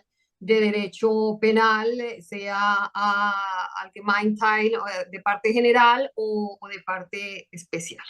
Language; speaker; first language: Spanish; native; Spanish